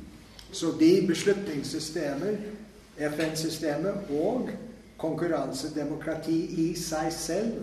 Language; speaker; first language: Norwegian; non-native, fluent; English